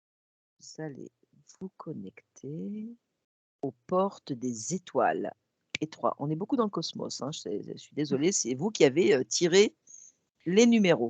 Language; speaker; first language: French; native; French